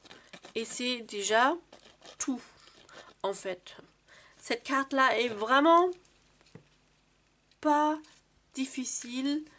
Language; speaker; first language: French; non-native, fluent; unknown